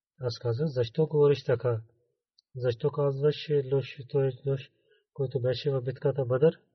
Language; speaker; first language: Bulgarian; non-native, learner; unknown